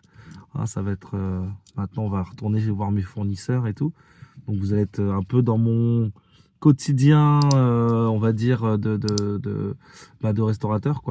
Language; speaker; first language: French; native; French